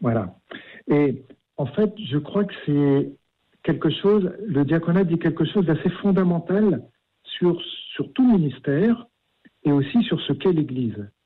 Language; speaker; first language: French; native; French